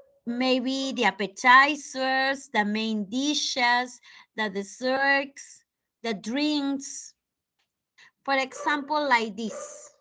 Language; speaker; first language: English; non-native, fluent; Spanish